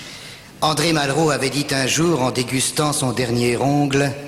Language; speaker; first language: French; native; French